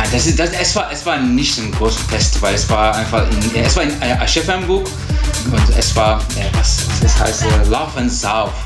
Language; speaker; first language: German; non-native, learner; Turkish